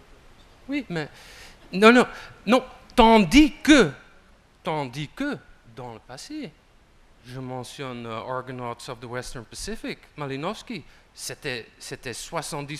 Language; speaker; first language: French; non-native, local second language; Dutch